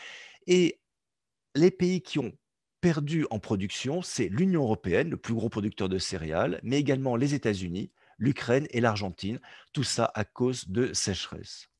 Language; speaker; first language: French; native; French